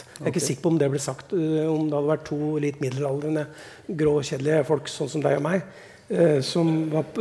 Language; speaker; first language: Norwegian; native; Norwegian